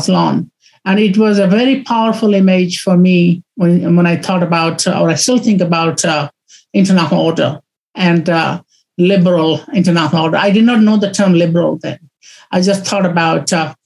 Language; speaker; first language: English; non-native, local second language; Odia